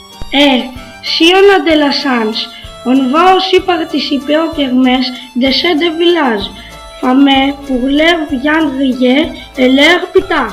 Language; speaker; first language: French; non-native, learner; Greek